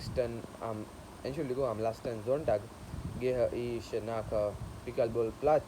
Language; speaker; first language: German; non-native, learner; Gujarati